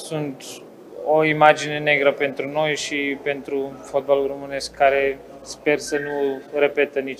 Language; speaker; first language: Romanian; non-native, fluent; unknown